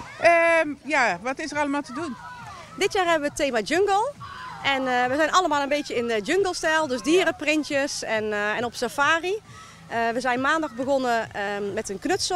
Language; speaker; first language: Dutch; native; Dutch